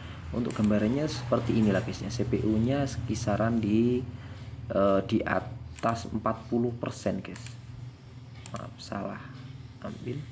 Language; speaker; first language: Indonesian; native; Indonesian